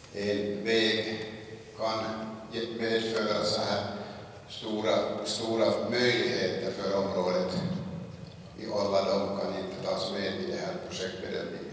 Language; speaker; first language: Swedish; non-native, local second language; Finnish